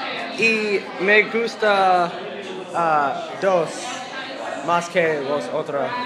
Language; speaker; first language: Spanish; non-native, learner; English